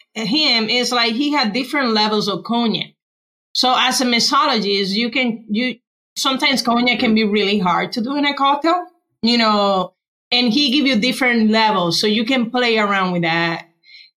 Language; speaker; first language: English; non-native, fluent; Spanish